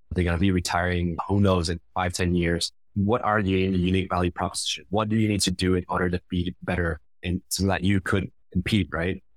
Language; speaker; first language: English; non-native, fluent; Khmer